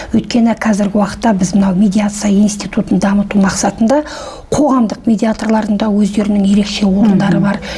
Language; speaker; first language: Kazakh; native; Kazakh